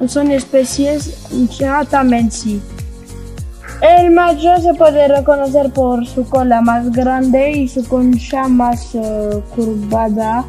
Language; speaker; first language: Spanish; non-native, fluent; French